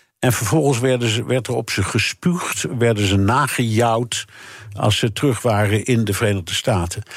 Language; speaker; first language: Dutch; native; Dutch